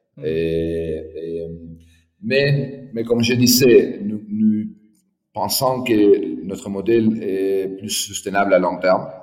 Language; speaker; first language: French; non-native, fluent; Spanish